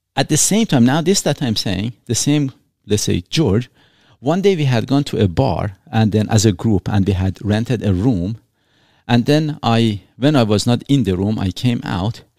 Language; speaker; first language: English; non-native, fluent; Persian